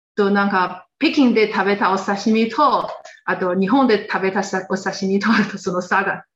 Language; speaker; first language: Japanese; non-native, fluent; Chinese